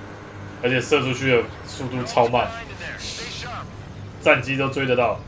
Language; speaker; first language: Chinese; native; Chinese